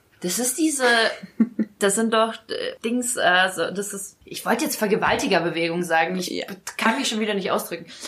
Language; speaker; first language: German; early bilingual, other home language; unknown